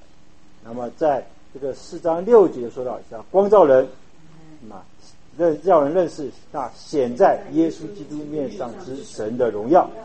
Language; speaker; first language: Chinese; native; Chinese